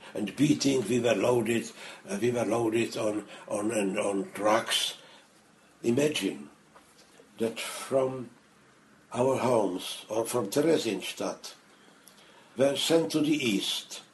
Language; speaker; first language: English; non-native, fluent; Czech